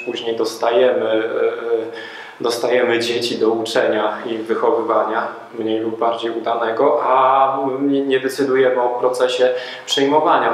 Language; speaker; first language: Polish; native; Polish